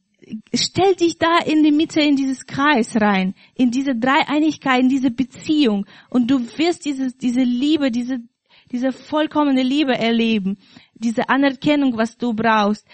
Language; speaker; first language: German; non-native, fluent; Russian